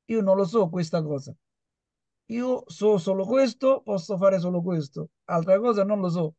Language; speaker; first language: Italian; non-native, learner; Bangla